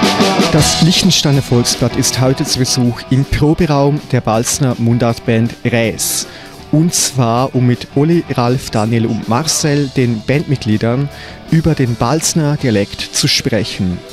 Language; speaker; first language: German; native; German